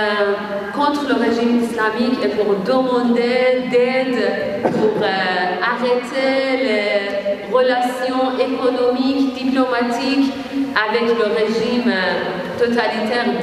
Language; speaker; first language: French; non-native, learner; Persian